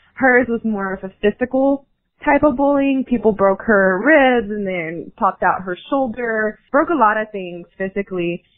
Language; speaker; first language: English; native; English